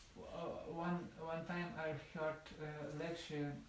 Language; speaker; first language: English; non-native, learner; Lithuanian